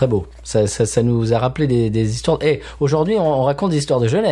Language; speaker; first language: French; native; French